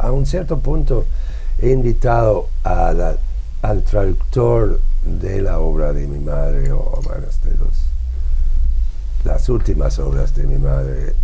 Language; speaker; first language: Spanish; non-native, fluent; English